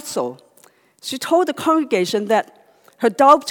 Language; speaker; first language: English; non-native, local second language; Cantonese